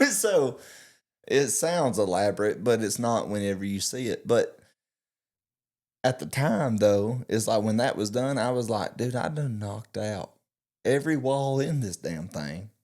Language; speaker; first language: English; native; English